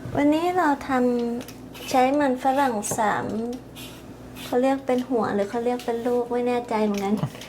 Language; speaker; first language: Thai; native; Thai